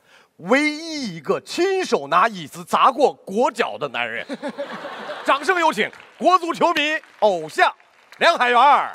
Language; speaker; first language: Chinese; native; Chinese